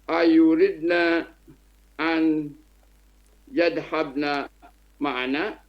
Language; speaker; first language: Arabic; non-native, learner; Indonesian